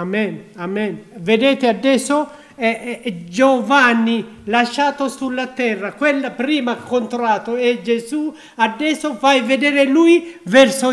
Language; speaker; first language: Italian; non-native, learner; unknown